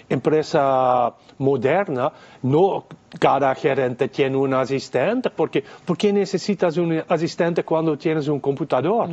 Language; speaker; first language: Spanish; non-native, fluent; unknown